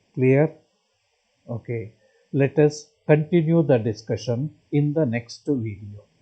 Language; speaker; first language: English; non-native, local second language; Kannada